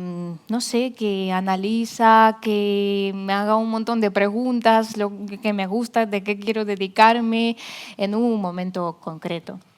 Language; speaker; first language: Spanish; non-native, fluent; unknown